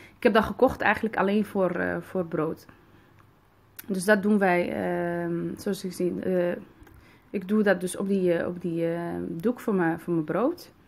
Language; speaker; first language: Dutch; early bilingual, other home language; Arabic